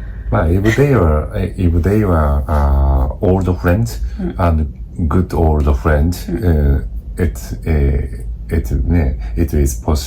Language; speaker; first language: English; non-native, learner; Japanese